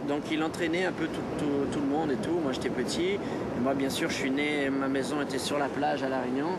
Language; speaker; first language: French; native; French